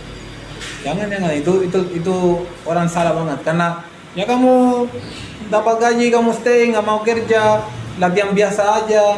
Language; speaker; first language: Indonesian; non-native, fluent; Spanish